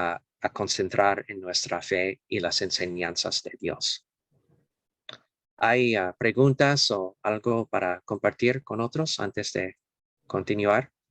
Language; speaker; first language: Spanish; non-native, fluent; English